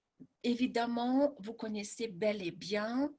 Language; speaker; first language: French; non-native, fluent; Lithuanian